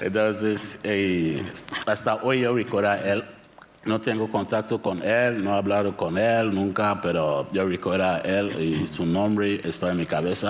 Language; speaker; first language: Spanish; non-native, learner; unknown